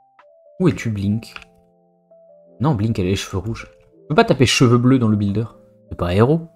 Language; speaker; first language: French; native; French